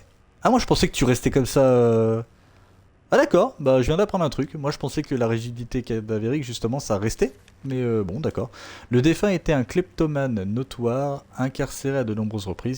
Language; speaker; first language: French; native; French